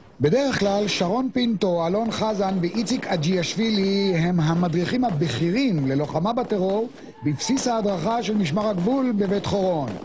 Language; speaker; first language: Hebrew; native; Hebrew